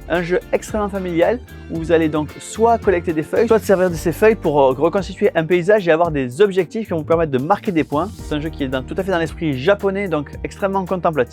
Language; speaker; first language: French; native; French